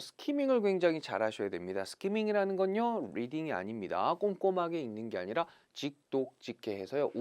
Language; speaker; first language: Korean; native; Korean